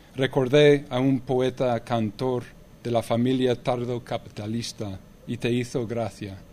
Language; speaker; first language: Spanish; non-native, fluent; English